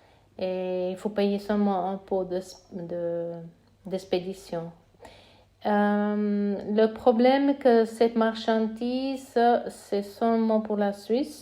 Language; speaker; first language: French; non-native, fluent; Italian